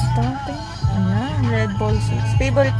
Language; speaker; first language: Filipino; native; Filipino